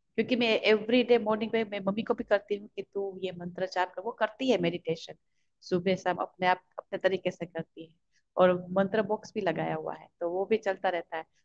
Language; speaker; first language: Hindi; native; Hindi